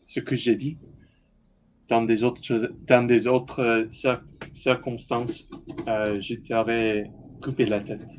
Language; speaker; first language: French; non-native, learner; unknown